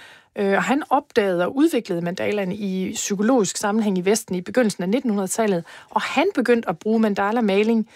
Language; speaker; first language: Danish; native; Danish